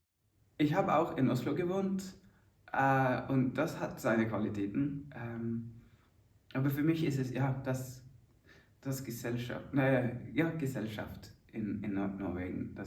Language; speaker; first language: German; non-native, fluent; Norwegian